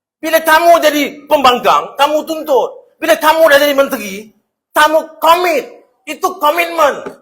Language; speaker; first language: Malay; native; Malay